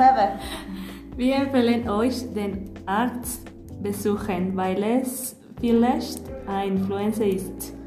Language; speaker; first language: German; non-native, learner; Spanish